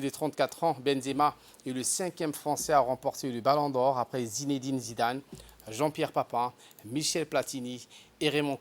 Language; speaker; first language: French; native; French